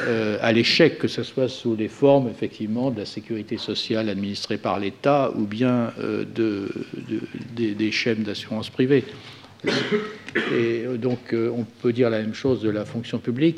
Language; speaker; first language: French; native; French